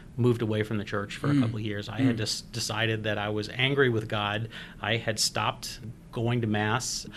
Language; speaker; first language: English; native; English